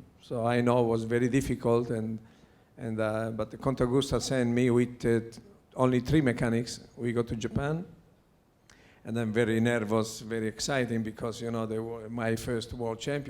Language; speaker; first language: English; non-native, learner; Italian